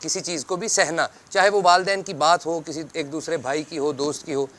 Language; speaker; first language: Urdu; non-native, local second language; Punjabi